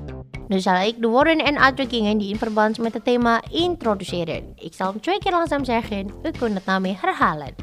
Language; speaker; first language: Dutch; non-native, fluent; Indonesian